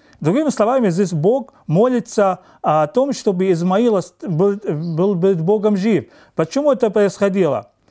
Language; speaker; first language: Russian; non-native, fluent; Arabic